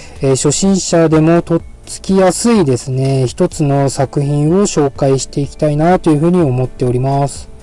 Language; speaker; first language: Japanese; native; Japanese